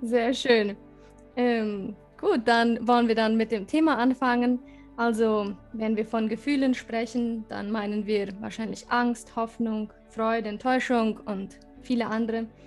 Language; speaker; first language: German; early bilingual, heritage; German